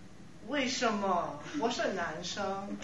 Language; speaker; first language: Chinese; non-native, learner; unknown